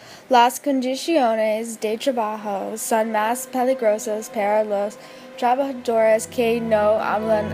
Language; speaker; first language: Spanish; non-native, learner; English